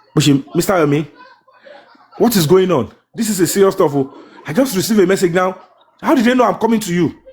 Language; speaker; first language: English; non-native, local second language; Yoruba